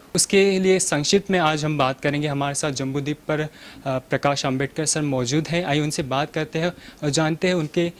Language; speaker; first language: Hindi; non-native, local second language; Marathi